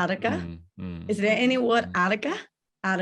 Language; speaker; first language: Spanish; non-native, learner; English